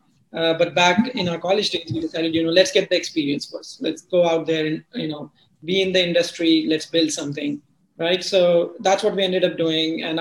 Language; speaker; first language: English; non-native, local second language; Hindi